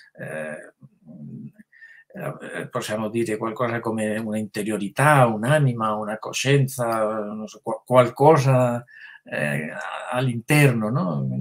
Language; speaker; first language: Italian; non-native, fluent; Spanish